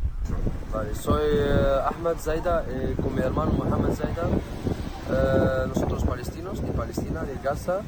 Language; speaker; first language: Spanish; non-native, learner; Arabic